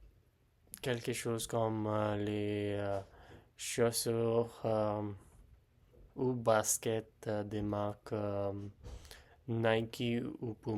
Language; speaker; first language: French; non-native, learner; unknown